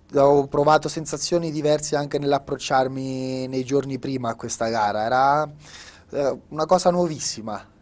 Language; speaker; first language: Italian; native; Italian